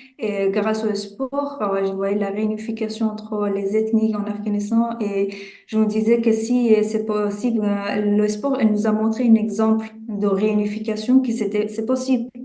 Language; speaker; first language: French; non-native, fluent; Persian